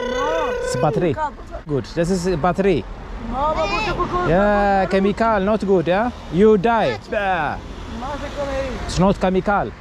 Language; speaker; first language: English; non-native, learner; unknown